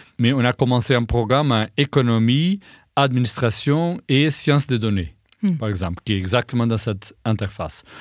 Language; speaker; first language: French; non-native, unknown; Portuguese